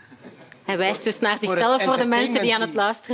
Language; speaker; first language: Dutch; native; Dutch